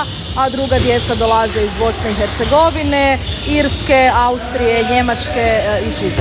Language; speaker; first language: Serbian; native; Serbian